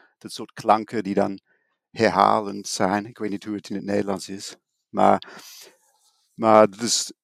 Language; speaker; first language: Dutch; non-native, fluent; English